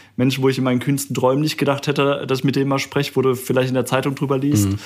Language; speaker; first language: German; native; German